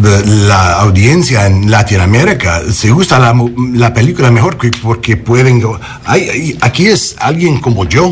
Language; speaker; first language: Spanish; early bilingual, heritage; Spanish